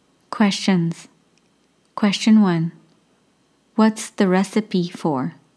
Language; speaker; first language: English; non-native, fluent; Arabic